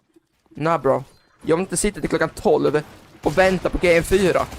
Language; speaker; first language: Swedish; native; Swedish